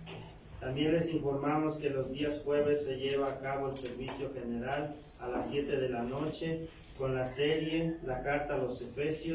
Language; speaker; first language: Spanish; native; Spanish